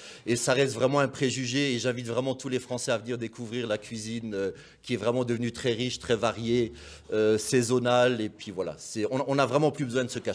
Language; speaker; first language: French; native; French